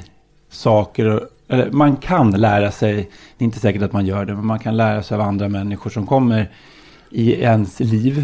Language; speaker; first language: Swedish; native; Swedish